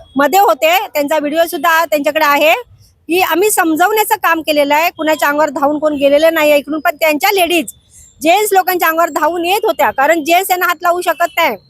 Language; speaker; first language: Marathi; native; Marathi